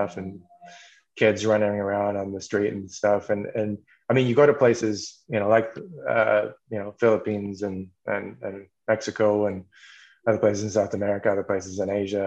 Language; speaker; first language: English; native; English